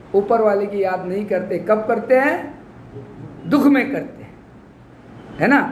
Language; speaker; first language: Hindi; non-native, local second language; Marathi